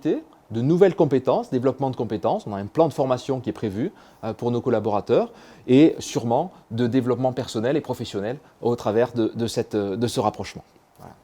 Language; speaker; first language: French; native; French